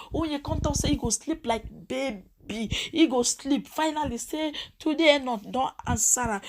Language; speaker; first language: Nigerian Pidgin; non-native, local second language; Yoruba